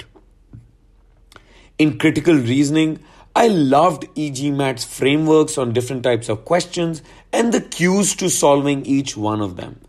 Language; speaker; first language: English; non-native, local second language; Hindi